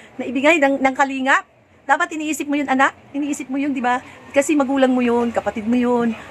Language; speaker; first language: Filipino; native; Filipino